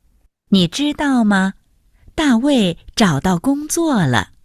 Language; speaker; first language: Chinese; non-native, learner; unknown